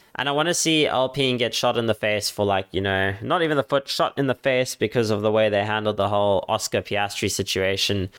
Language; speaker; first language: English; native; English